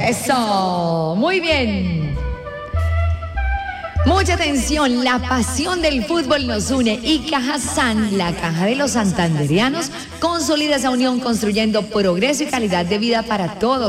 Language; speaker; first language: Spanish; native; Spanish